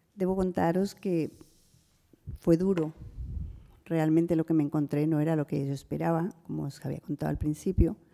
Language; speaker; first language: Spanish; native; Spanish